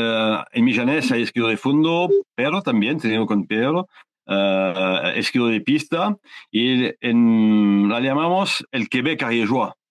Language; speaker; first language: Spanish; non-native, learner; French